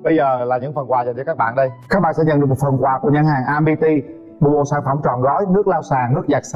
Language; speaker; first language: Vietnamese; native; Vietnamese